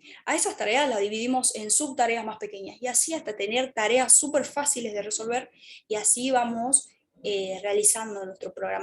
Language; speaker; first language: Spanish; native; Spanish